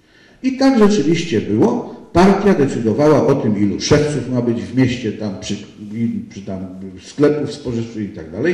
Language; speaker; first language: Polish; native; Polish